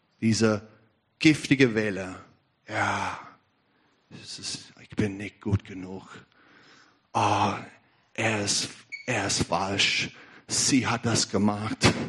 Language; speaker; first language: German; non-native, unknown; English